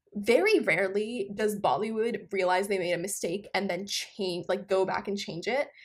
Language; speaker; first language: English; non-native, local second language; Punjabi